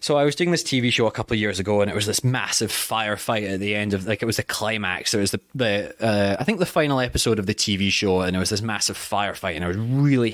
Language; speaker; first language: English; native; English